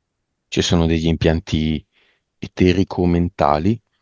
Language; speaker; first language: Italian; native; Italian